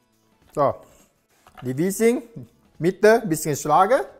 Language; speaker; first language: German; non-native, learner; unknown